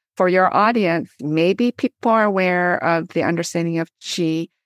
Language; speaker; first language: English; native; English